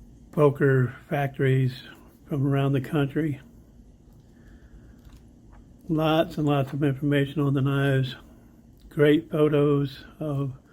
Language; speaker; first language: English; native; English